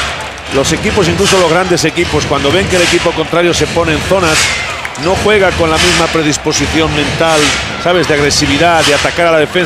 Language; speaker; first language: Spanish; native; Spanish